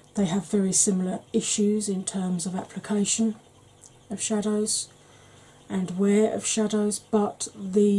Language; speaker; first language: English; native; English